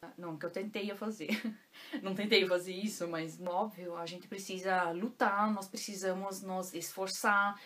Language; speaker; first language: Portuguese; non-native, local second language; German